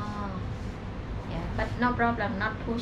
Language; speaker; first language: English; non-native, learner; Thai